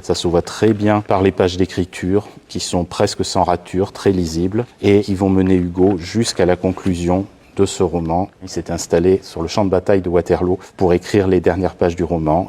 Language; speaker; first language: French; native; French